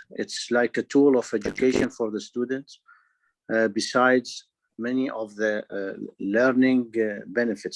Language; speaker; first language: English; non-native, fluent; Arabic